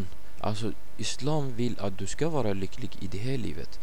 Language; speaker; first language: Swedish; non-native, fluent; Arabic